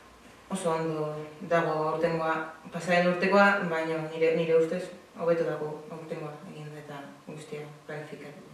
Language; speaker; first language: Basque; non-native, local second language; Spanish